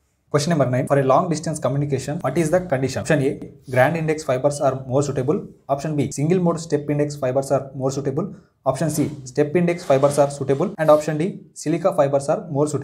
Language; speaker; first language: English; non-native, local second language; Telugu